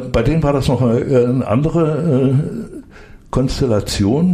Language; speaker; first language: German; native; German